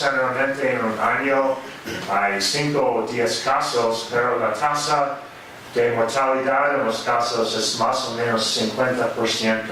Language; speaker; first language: Spanish; non-native, fluent; English